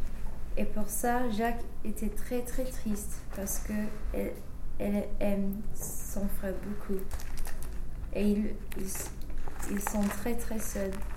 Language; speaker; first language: French; non-native, learner; English